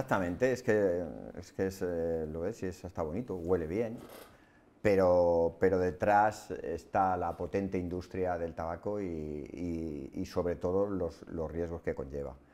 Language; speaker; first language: Spanish; native; Spanish